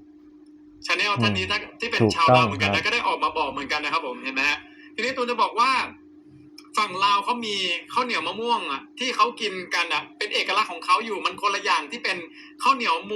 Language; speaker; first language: Thai; native; Thai